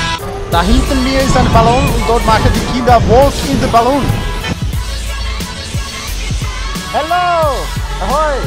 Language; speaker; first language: German; non-native, learner; Slovak